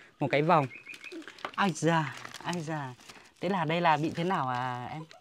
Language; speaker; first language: Vietnamese; non-native, local second language; Hmong